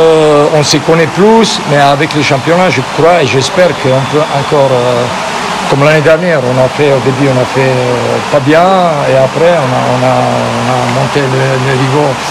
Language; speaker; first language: French; non-native, fluent; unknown